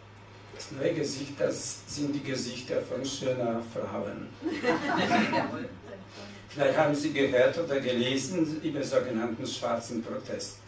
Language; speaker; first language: German; non-native, fluent; Polish